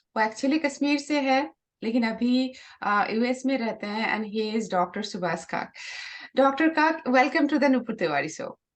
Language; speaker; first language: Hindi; non-native, local second language; Bangla